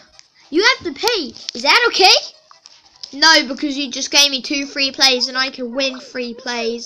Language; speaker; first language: English; native; English